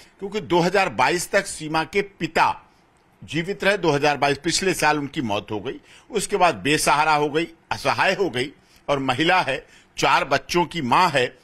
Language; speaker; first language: Hindi; native; Hindi